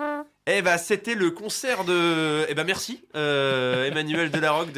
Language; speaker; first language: French; native; French